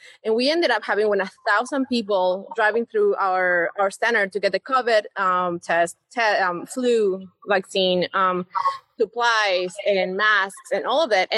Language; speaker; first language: English; non-native, fluent; Spanish